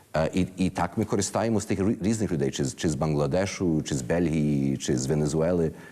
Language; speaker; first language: Ukrainian; early bilingual, heritage; Ukrainian